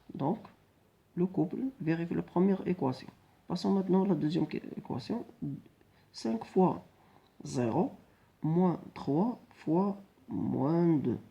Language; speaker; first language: French; non-native, local second language; Arabic